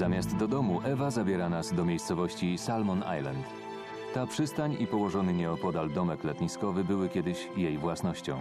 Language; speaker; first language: Polish; native; Polish